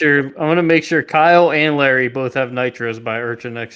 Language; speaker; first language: English; native; English